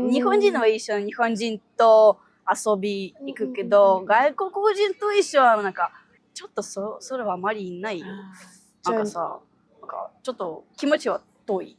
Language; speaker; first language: Japanese; non-native, learner; Ukrainian